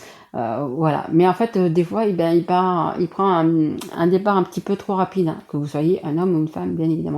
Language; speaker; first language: French; native; French